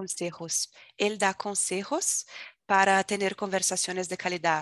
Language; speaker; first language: Spanish; non-native, fluent; Portuguese